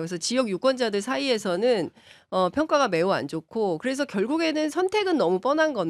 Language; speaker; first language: Korean; native; Korean